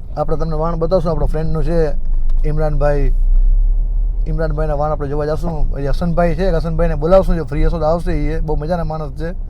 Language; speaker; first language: Gujarati; non-native, local second language; Kachhi